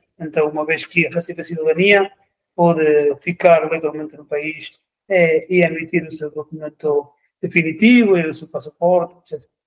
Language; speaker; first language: Portuguese; non-native, fluent; Spanish